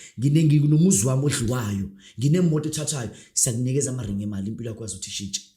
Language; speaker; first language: Zulu; non-native, local second language; Northern Sotho